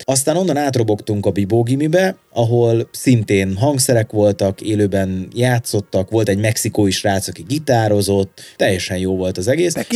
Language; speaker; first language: Hungarian; native; Hungarian